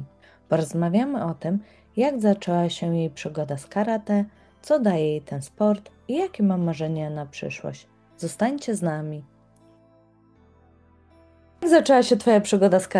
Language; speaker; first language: Polish; native; Polish